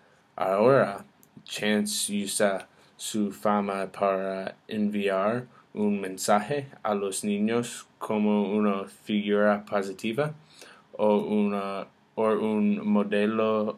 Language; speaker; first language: Spanish; non-native, learner; English